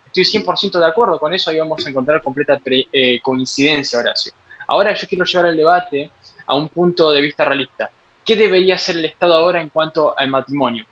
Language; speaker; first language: Spanish; native; Spanish